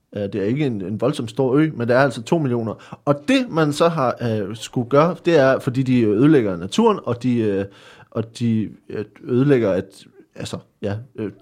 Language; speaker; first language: Danish; native; Danish